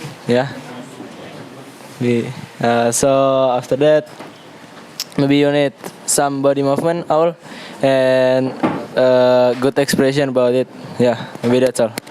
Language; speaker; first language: English; non-native, learner; Indonesian